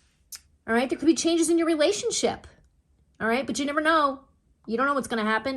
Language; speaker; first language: English; native; English